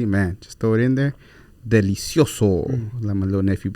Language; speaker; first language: English; early bilingual, other home language; Spanish